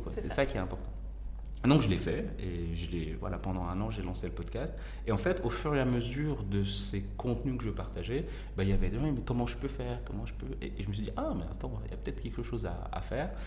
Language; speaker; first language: French; non-native, local second language; Arabic